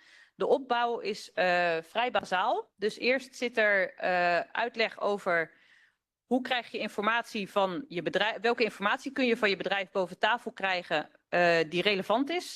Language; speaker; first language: Dutch; native; Dutch